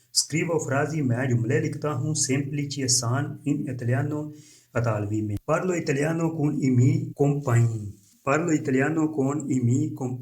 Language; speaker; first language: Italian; non-native, fluent; Urdu